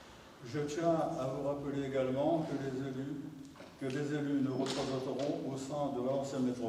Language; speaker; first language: French; native; French